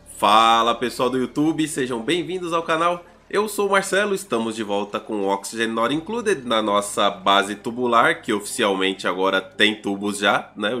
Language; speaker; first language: Portuguese; native; Portuguese